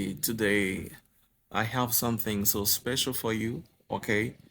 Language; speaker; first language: English; non-native, fluent; Haitian Creole